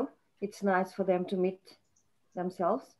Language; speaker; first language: English; non-native, fluent; Portuguese